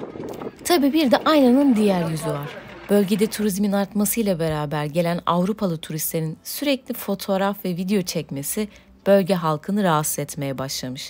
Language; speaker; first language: Turkish; native; Turkish